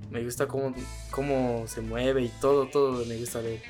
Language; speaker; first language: Spanish; non-native, learner; Japanese